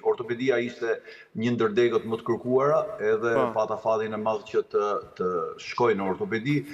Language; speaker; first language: Albanian; native; Albanian